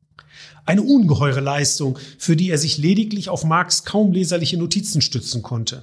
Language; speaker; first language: German; native; German